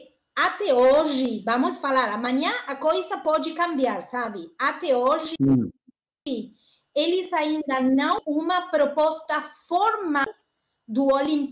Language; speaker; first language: Portuguese; non-native, learner; Spanish